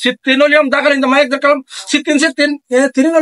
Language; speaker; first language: Arabic; non-native, learner; Bangla